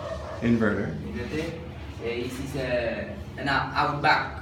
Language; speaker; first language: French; non-native, local second language; Haitian Creole